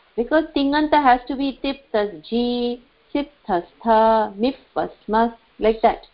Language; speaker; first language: English; non-native, local second language; Hindi